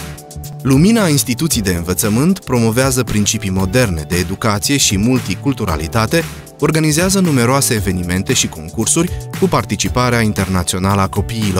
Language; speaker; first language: Romanian; native; Romanian